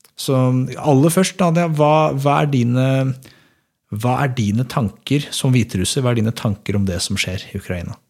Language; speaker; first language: Norwegian; native; Norwegian